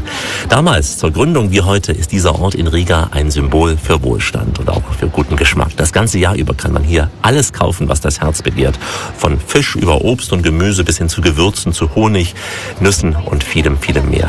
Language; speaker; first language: German; native; German